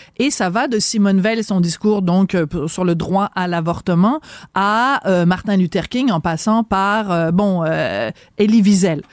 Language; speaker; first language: French; native; French